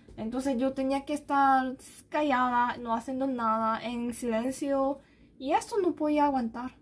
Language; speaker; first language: Spanish; non-native, fluent; Korean